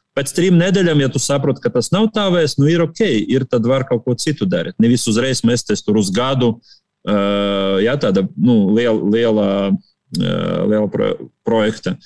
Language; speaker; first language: Latvian; non-native, local second language; Russian